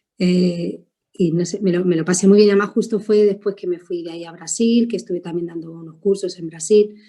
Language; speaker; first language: Spanish; native; Spanish